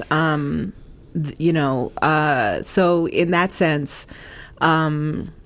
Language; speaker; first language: English; native; English